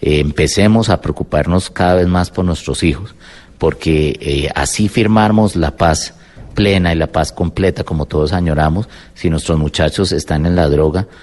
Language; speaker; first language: Spanish; native; Spanish